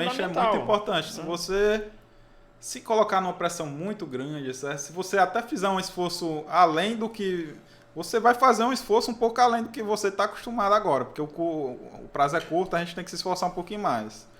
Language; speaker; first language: Portuguese; native; Portuguese